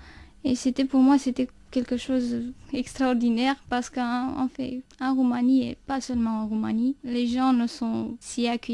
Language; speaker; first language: French; non-native, fluent; Romanian